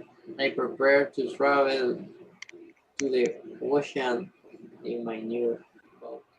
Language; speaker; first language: English; non-native, learner; Spanish